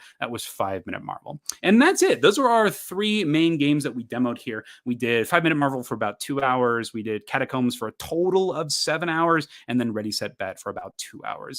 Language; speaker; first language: English; native; English